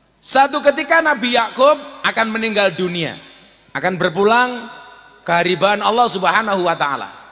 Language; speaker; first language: Indonesian; native; Indonesian